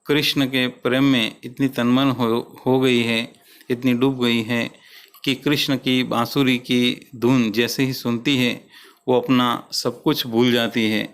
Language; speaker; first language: Hindi; non-native, local second language; Gujarati